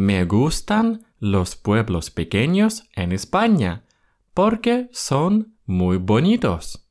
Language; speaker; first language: Spanish; non-native, fluent; Russian